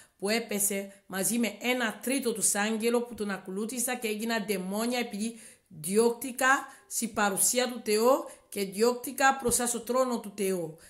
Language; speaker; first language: Greek; non-native, learner; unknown